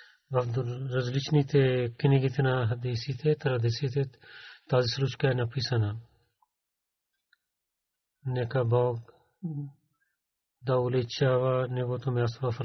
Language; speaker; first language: Bulgarian; non-native, learner; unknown